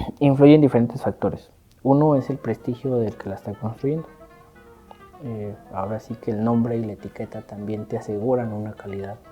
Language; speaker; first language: Spanish; native; Spanish